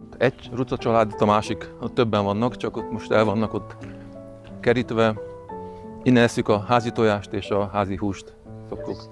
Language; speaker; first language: Hungarian; native; Hungarian